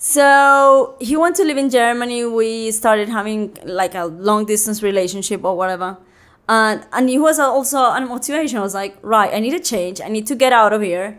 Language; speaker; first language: English; non-native, fluent; Spanish